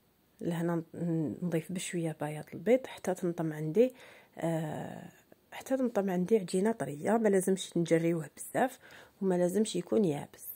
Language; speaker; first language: Arabic; native; Arabic